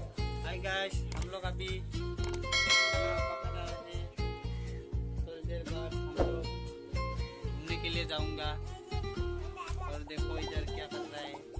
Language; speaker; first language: Hindi; non-native, local second language; Assamese